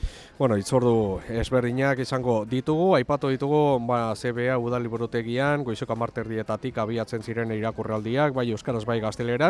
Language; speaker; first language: Basque; native; Basque